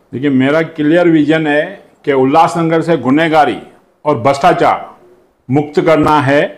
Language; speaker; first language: Hindi; non-native, local second language; Sindhi